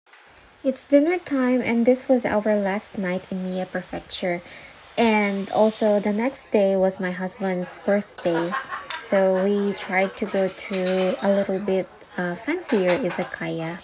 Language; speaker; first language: English; non-native, local second language; Filipino